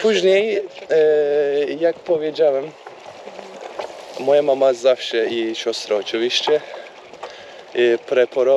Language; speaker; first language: Polish; non-native, learner; Turkish